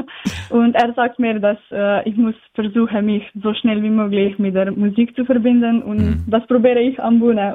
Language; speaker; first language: German; non-native, learner; Slovenian